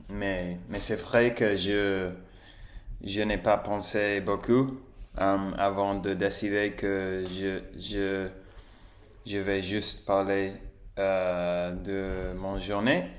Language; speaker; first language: French; non-native, learner; English